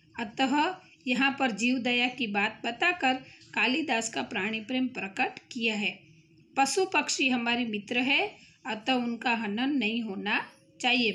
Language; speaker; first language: Hindi; non-native, local second language; Gujarati